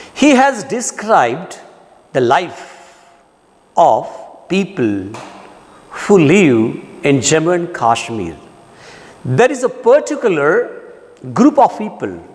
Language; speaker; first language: English; non-native, local second language; Marathi